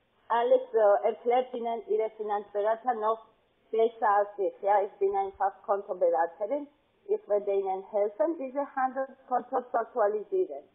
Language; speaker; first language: German; non-native, fluent; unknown